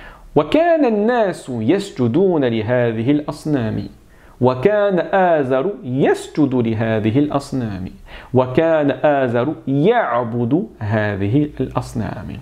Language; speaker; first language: Arabic; non-native, fluent; French